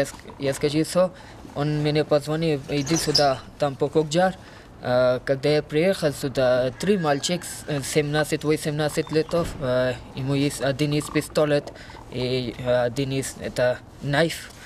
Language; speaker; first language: Russian; non-native, learner; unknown